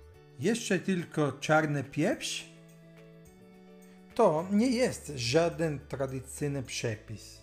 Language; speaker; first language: Polish; non-native, learner; Italian